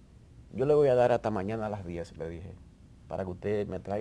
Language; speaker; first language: Spanish; native; Spanish